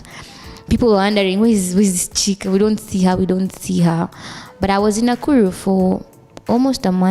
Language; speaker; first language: English; non-native, local second language; Swahili